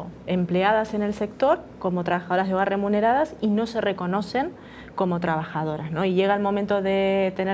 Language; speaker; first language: Spanish; native; Spanish